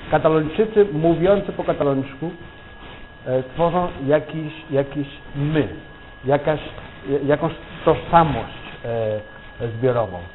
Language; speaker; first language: Polish; non-native, fluent; Catalan